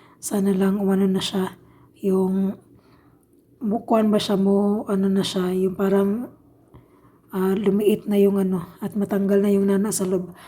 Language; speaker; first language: Filipino; non-native, local second language; Cebuano